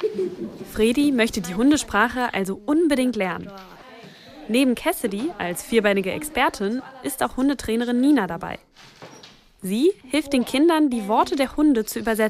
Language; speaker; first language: German; native; German